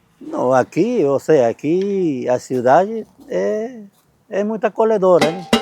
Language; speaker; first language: Portuguese; non-native, fluent; Spanish